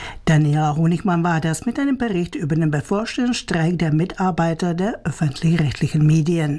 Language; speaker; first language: German; native; German